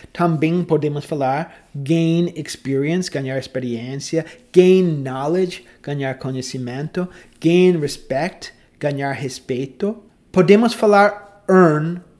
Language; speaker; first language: Portuguese; non-native, fluent; English